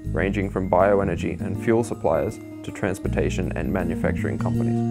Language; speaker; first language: English; native; English